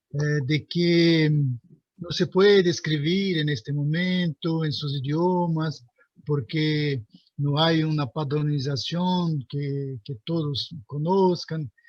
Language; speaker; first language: Spanish; non-native, fluent; Portuguese